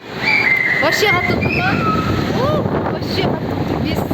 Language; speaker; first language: Kazakh; native; Kazakh